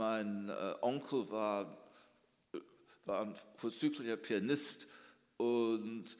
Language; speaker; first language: German; early bilingual, heritage; German